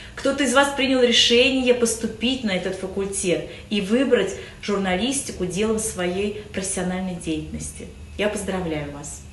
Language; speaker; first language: Russian; native; Russian